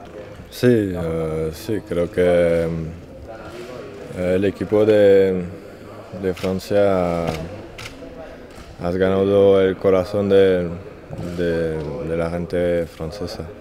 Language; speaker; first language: Spanish; non-native, fluent; French